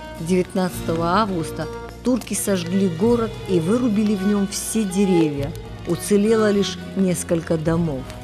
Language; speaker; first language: Russian; native; Russian